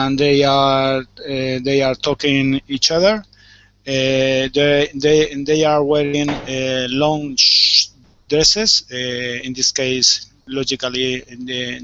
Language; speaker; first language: English; non-native, learner; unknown